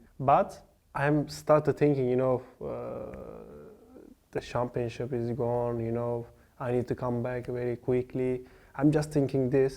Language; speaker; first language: English; non-native, learner; Turkish